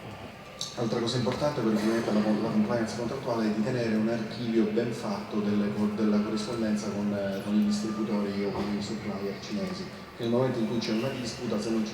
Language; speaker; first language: Italian; native; Italian